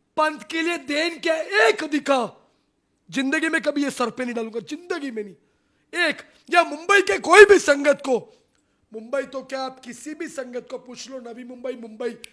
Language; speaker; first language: Hindi; non-native, local second language; Punjabi